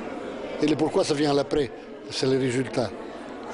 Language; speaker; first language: French; non-native, fluent; Italian